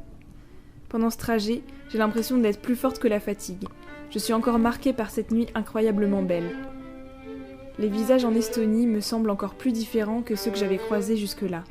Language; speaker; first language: French; native; French